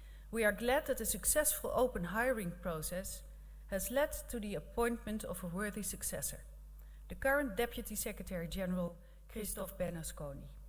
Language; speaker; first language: English; non-native, fluent; Dutch